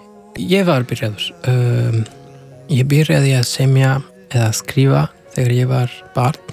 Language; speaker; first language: Icelandic; non-native, fluent; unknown